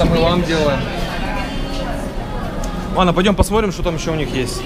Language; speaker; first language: Russian; native; Russian